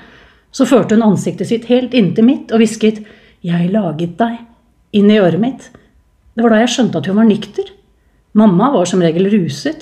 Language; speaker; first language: Norwegian; native; Norwegian